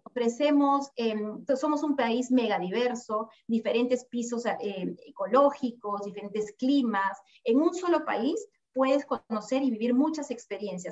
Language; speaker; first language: Spanish; native; Spanish